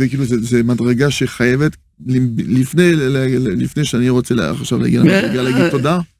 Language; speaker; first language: Hebrew; non-native, fluent; French